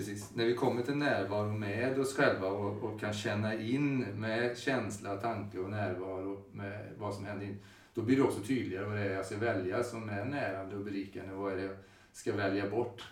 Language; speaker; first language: Swedish; native; Swedish